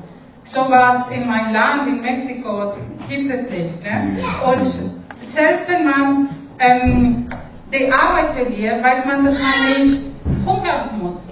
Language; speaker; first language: German; non-native, fluent; Spanish